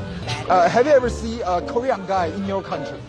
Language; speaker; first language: English; non-native, fluent; Korean